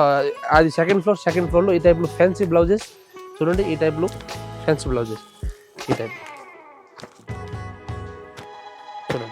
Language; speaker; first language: Telugu; non-native, local second language; Urdu